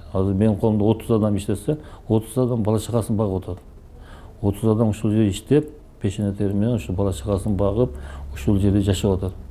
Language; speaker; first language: Kyrgyz; native; Kyrgyz